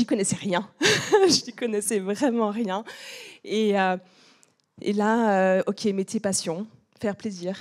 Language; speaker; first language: French; native; French